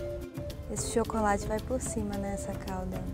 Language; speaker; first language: Portuguese; native; Portuguese